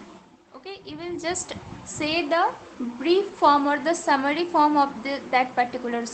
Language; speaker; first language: English; non-native, fluent; Bangla